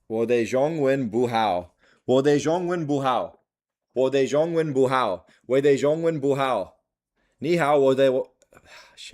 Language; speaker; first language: Chinese; non-native, learner; English